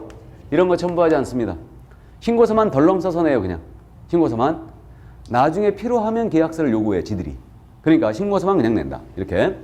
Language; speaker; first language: Korean; native; Korean